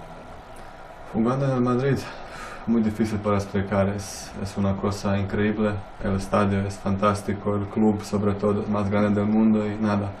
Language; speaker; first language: Spanish; non-native, fluent; Croatian